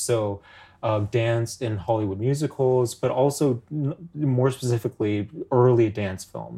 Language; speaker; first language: English; native; English